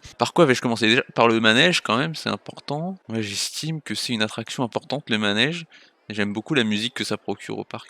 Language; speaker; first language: French; native; French